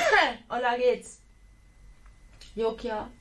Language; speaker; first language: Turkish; early bilingual, other home language; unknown